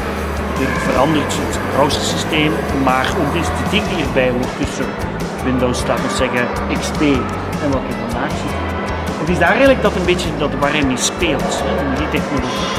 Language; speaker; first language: Dutch; native; Dutch